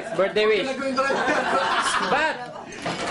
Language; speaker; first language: English; non-native, local second language; Filipino